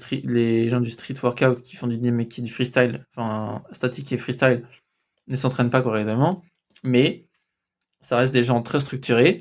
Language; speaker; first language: French; native; French